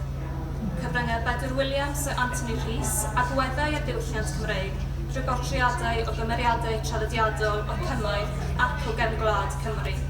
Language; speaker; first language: Welsh; native; Welsh